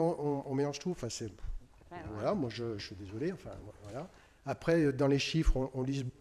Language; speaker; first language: French; native; French